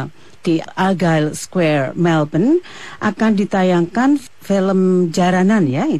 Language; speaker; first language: Indonesian; native; Indonesian